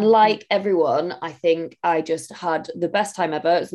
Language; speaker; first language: English; native; English